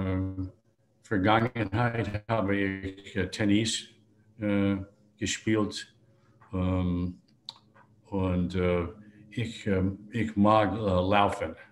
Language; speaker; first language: German; non-native, learner; English